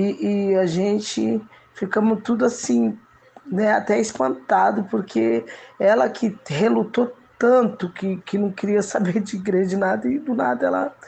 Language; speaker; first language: Portuguese; native; Portuguese